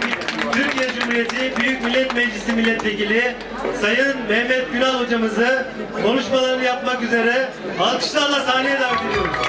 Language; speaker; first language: Turkish; native; Turkish